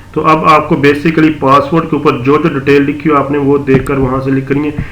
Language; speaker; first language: Urdu; non-native, local second language; Punjabi